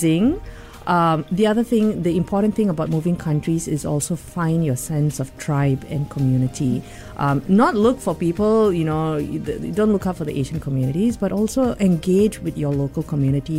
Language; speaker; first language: English; non-native, local second language; Tamil